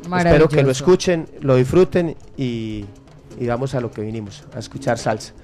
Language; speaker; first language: Spanish; native; Spanish